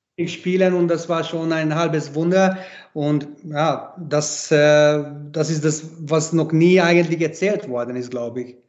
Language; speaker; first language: German; non-native, fluent; Hungarian